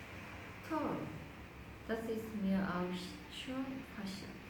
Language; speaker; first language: German; non-native, learner; Korean